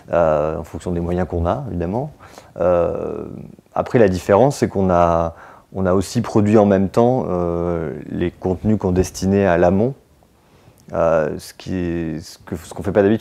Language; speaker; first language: French; native; French